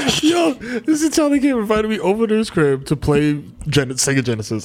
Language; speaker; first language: English; early bilingual, other home language; Spanish